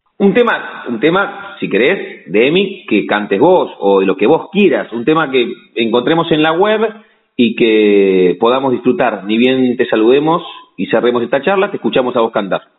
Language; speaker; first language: Spanish; native; Spanish